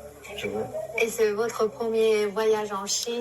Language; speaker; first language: French; non-native, fluent; Chinese